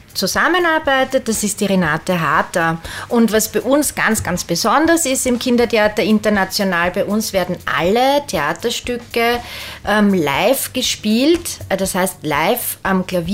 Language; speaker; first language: German; native; German